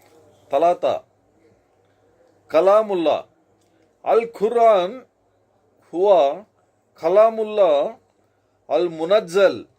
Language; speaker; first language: Arabic; non-native, learner; Telugu